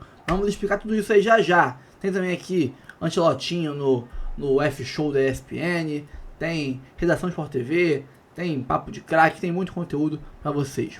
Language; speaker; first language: Portuguese; native; Portuguese